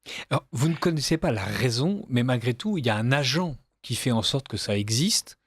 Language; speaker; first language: French; native; French